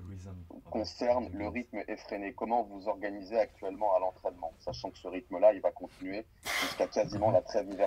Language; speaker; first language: French; native; French